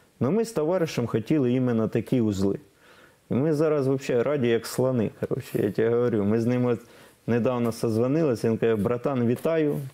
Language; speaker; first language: Ukrainian; non-native, local second language; Russian